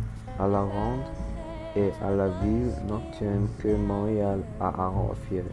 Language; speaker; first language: French; non-native, learner; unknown